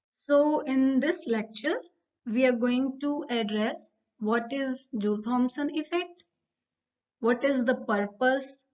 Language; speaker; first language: English; non-native, local second language; Punjabi